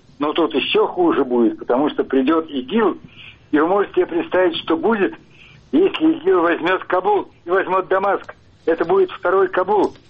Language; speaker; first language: Russian; native; Russian